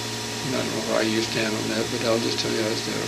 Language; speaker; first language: English; native; English